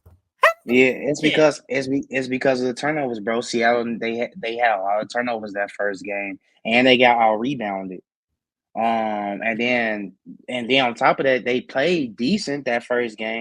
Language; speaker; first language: English; native; English